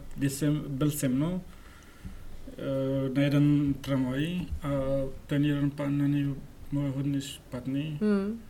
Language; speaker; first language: Czech; non-native, learner; Pashto